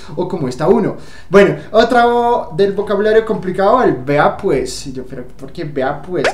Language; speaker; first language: Spanish; non-native, fluent; French